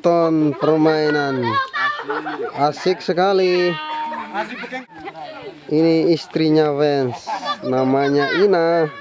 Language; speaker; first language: Indonesian; non-native, learner; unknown